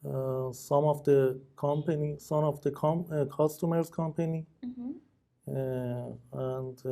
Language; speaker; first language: English; non-native, learner; Persian